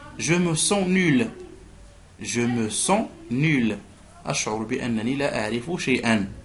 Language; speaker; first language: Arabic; native; Arabic